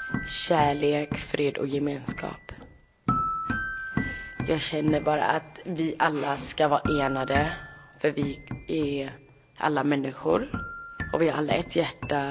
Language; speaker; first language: Swedish; early bilingual, other home language; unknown